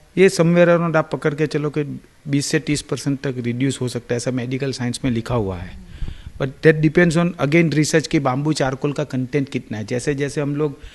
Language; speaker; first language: Hindi; non-native, local second language; Gujarati